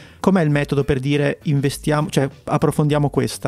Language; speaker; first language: Italian; native; Italian